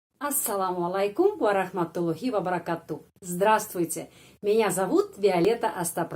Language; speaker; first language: Russian; non-native, fluent; Indonesian